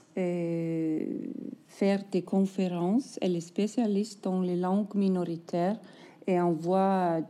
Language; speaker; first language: French; non-native, fluent; Icelandic